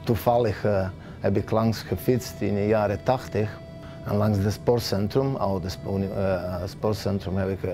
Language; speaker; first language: Dutch; non-native, fluent; Serbian